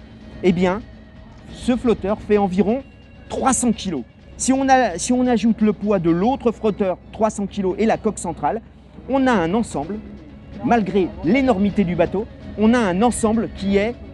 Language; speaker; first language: French; native; French